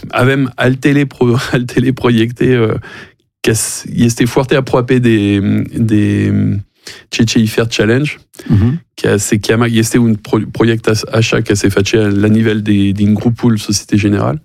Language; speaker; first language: Romanian; non-native, learner; French